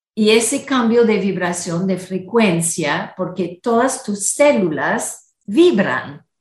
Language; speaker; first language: Spanish; non-native, fluent; English